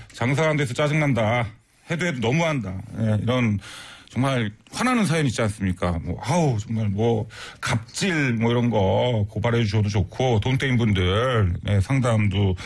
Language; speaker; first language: Korean; native; Korean